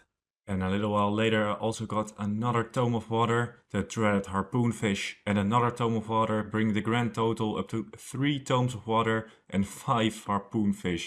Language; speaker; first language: English; non-native, fluent; Dutch